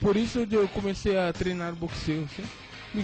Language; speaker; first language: Spanish; non-native, learner; Portuguese